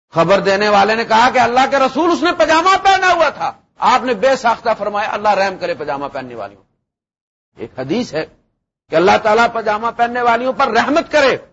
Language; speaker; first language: Urdu; non-native, local second language; Punjabi